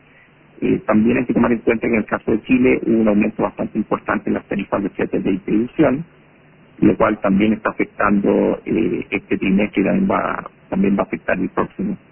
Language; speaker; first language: Spanish; native; Spanish